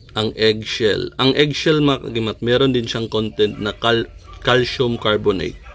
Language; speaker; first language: Filipino; non-native, local second language; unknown